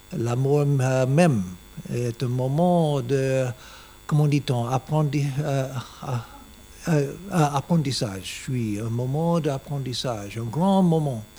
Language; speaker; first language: French; non-native, learner; English